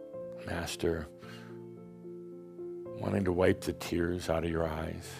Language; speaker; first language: English; native; English